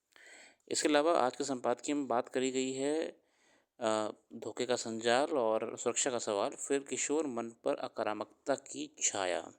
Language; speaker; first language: Hindi; native; Hindi